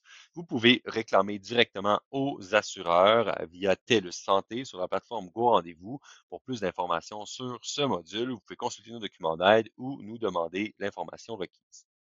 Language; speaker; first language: French; native; French